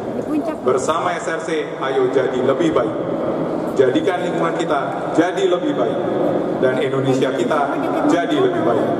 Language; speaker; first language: Indonesian; native; Indonesian